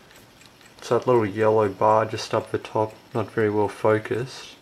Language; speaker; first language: English; native; English